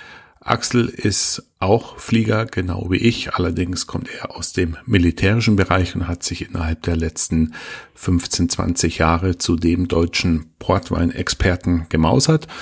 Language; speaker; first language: German; native; German